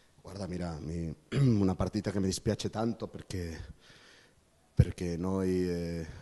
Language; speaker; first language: Italian; non-native, fluent; Spanish